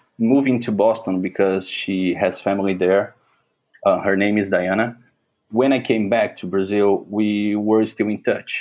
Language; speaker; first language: English; non-native, fluent; Portuguese